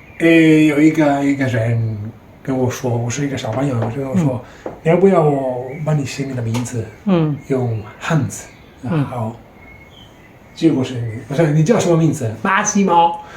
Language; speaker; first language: Chinese; non-native, fluent; Italian